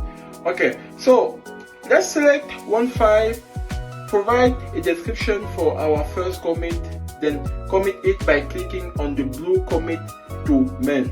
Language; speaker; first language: English; non-native, fluent; French